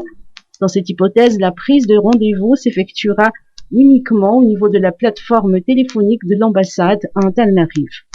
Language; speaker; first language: French; non-native, local second language; Malagasy